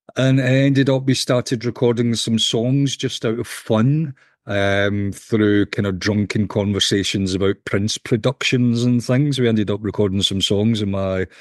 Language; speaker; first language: English; native; English